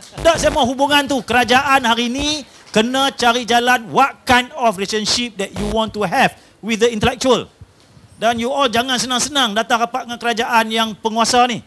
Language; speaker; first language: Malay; native; Malay